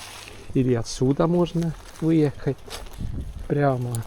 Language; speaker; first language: Russian; non-native, local second language; Estonian